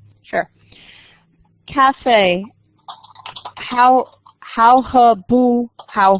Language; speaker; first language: Chinese; non-native, learner; English